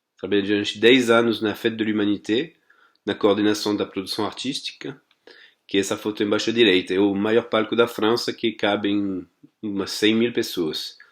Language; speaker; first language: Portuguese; non-native, fluent; French